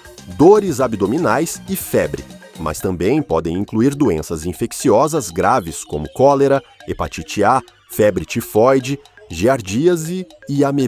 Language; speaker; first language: Portuguese; native; Portuguese